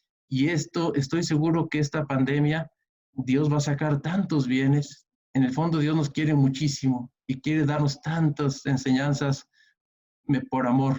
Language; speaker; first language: Spanish; native; Spanish